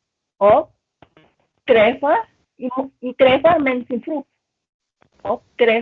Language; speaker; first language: Swedish; non-native, learner; Spanish